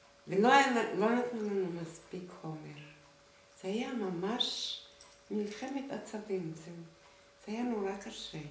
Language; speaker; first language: Hebrew; non-native, fluent; Hungarian